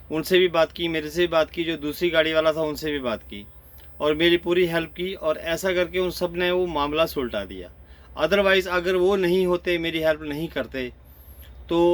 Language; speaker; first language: Hindi; native; Hindi